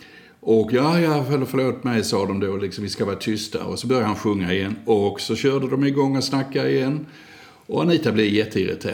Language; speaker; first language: Swedish; native; Swedish